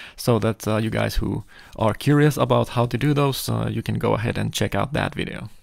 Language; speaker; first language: English; non-native, fluent; Finnish